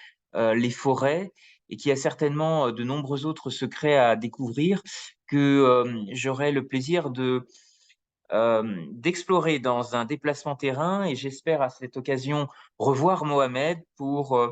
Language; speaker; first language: French; native; French